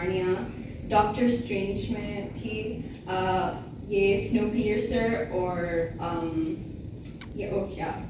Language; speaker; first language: Hindi; non-native, learner; Bangla